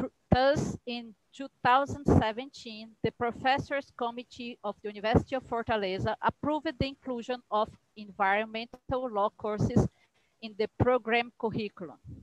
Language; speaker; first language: English; non-native, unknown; Portuguese